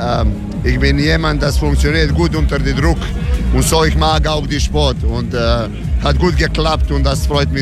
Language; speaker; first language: German; non-native, fluent; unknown